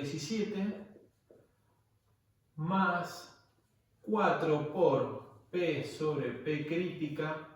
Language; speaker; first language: Spanish; native; Spanish